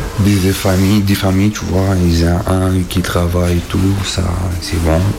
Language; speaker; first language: French; non-native, learner; Arabic